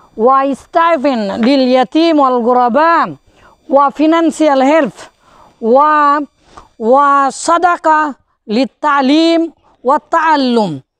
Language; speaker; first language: Arabic; non-native, fluent; Bangla